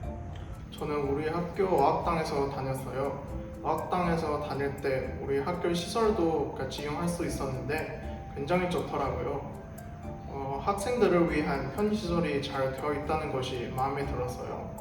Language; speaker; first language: Korean; non-native, fluent; Chinese